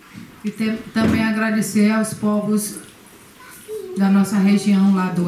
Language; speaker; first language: Spanish; non-native, learner; Portuguese